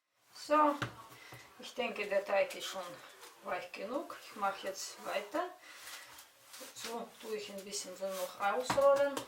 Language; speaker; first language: German; non-native, fluent; Russian